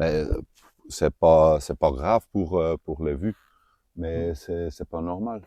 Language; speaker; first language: French; non-native, local second language; Dutch